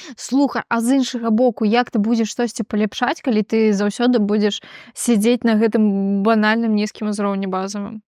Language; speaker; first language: Belarusian; non-native, local second language; Russian